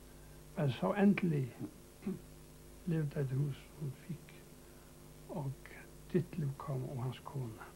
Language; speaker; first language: Danish; non-native, local second language; Faroese